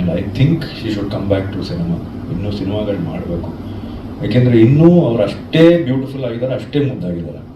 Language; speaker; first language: Kannada; native; Kannada